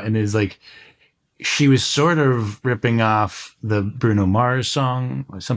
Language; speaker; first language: English; native; English